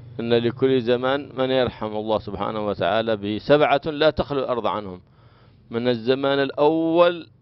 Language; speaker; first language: Arabic; native; Arabic